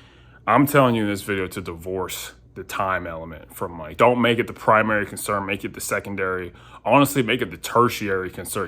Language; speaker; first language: English; native; English